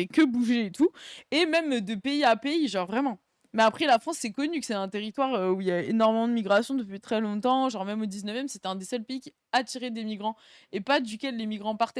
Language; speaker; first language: French; native; French